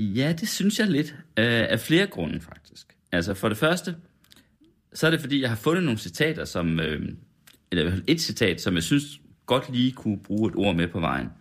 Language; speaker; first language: Danish; native; Danish